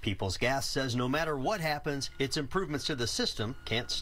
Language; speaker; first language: English; native; English